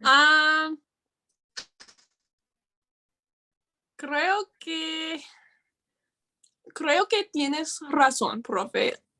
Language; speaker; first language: Spanish; non-native, learner; English